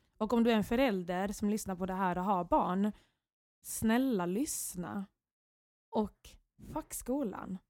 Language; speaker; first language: Swedish; early bilingual, other home language; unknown